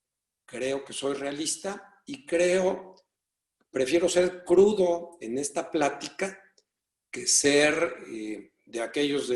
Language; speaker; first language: Spanish; native; Spanish